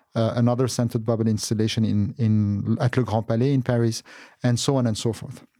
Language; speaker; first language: English; non-native, fluent; Arabic